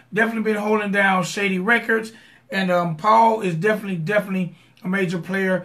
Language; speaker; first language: English; native; English